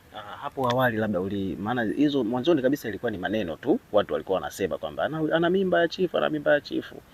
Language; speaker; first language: Swahili; native; Swahili